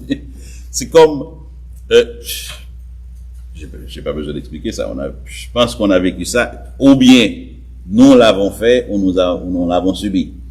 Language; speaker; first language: French; native; French